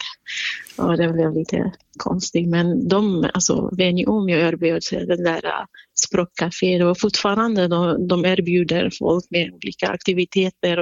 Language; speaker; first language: Swedish; non-native, fluent; Kurdish